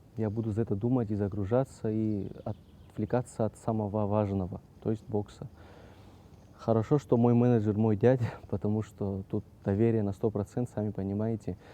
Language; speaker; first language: Russian; non-native, local second language; Abkhazian